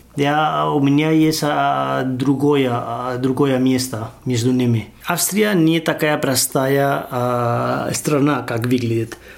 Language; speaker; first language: Russian; non-native, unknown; Spanish